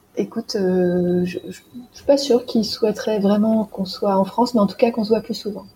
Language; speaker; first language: French; native; French